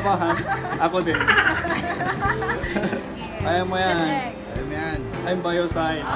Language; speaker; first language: Filipino; non-native, learner; Japanese